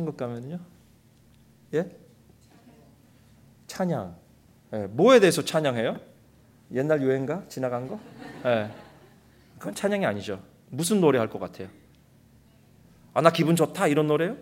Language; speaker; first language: Korean; early bilingual, heritage; Korean